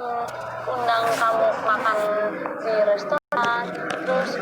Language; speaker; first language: Indonesian; non-native, fluent; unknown